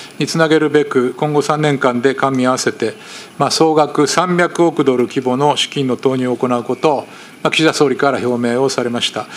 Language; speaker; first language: Japanese; native; Japanese